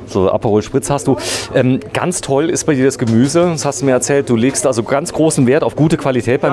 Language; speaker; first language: German; native; German